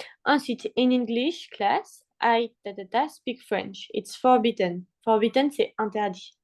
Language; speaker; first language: English; non-native, fluent; French